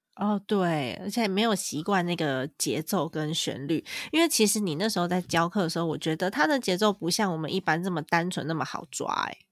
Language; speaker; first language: Chinese; native; Chinese